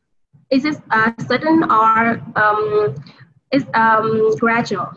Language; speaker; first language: English; non-native, learner; Vietnamese